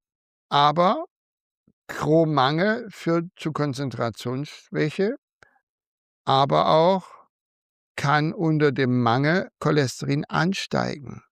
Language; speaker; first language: German; native; German